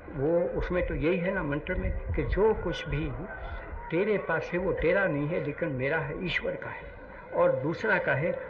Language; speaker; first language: Hindi; non-native, local second language; Gujarati